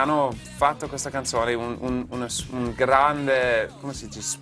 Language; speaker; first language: Italian; non-native, fluent; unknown